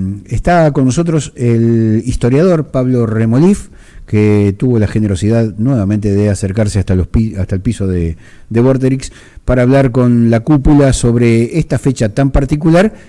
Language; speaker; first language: Spanish; native; Spanish